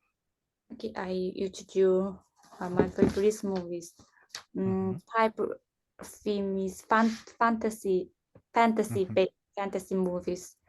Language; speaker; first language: English; non-native, learner; Vietnamese